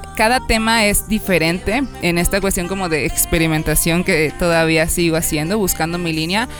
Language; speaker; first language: Spanish; native; Spanish